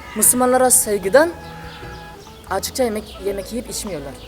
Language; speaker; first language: Turkish; non-native, fluent; Indonesian